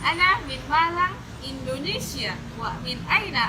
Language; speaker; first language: Arabic; non-native, fluent; Indonesian